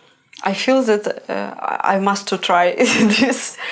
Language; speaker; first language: English; non-native, learner; Ukrainian